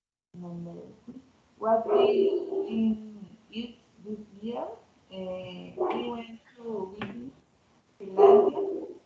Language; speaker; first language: English; non-native, learner; Spanish